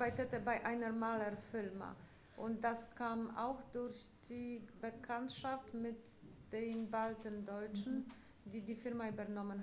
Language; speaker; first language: German; non-native, fluent; Polish